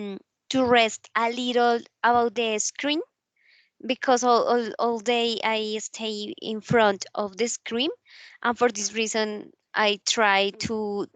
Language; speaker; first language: English; non-native, learner; Spanish